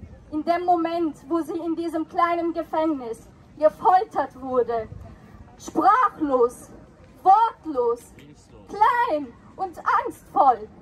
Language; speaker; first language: German; non-native, fluent; Persian